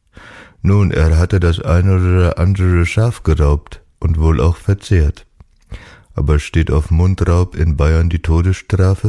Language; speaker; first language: German; native; German